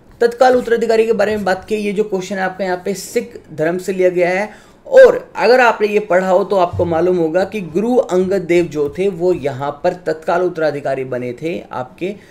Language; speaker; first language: Hindi; native; Hindi